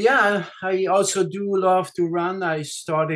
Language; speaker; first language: English; non-native, fluent; Swiss German